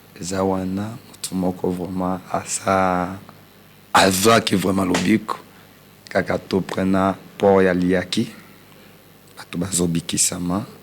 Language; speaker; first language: Lingala; non-native, local second language; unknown